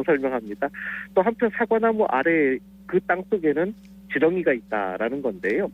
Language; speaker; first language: Korean; native; Korean